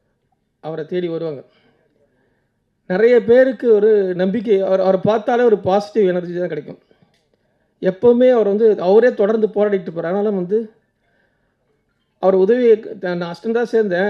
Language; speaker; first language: Tamil; native; Tamil